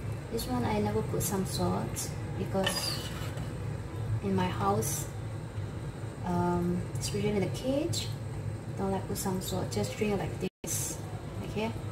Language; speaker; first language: English; non-native, learner; Indonesian